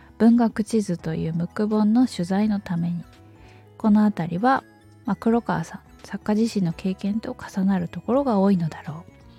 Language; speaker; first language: Japanese; native; Japanese